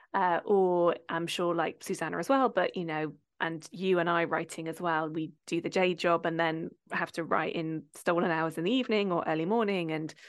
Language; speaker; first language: English; native; English